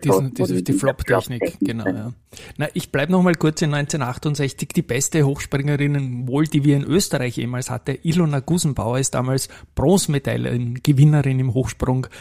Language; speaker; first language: German; native; German